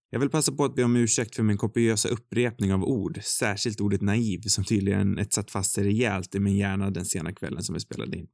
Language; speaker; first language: Swedish; native; Swedish